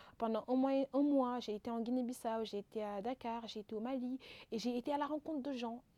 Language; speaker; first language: French; non-native, local second language; Wolof